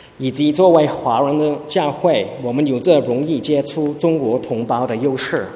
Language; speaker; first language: Chinese; early bilingual, heritage; Chinese